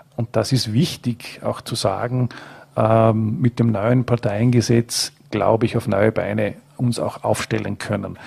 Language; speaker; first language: German; native; German